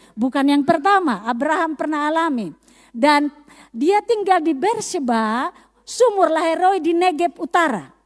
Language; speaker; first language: Indonesian; native; Indonesian